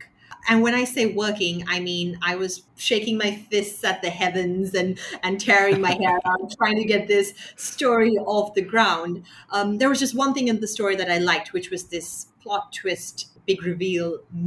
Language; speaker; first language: English; non-native, local second language; Sinhala